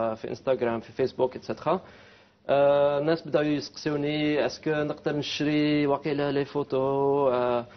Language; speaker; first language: Arabic; non-native, fluent; English